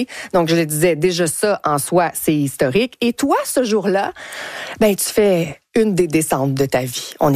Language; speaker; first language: French; native; French